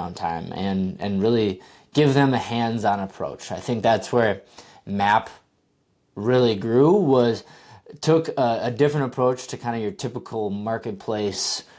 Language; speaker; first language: English; native; English